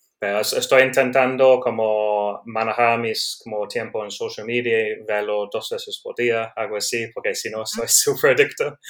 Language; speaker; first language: Spanish; non-native, learner; English